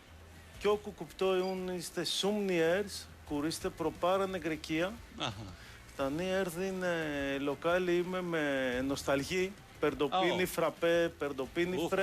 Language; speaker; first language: Albanian; non-native, learner; Greek